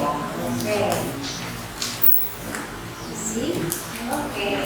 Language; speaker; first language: English; non-native, local second language; Indonesian